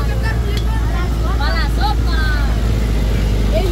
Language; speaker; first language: Spanish; native; Spanish